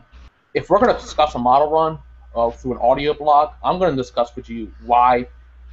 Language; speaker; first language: English; native; English